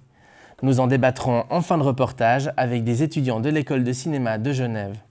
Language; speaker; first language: French; native; French